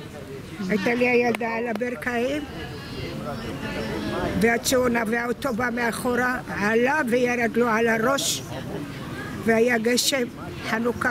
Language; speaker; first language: Hebrew; non-native, fluent; Arabic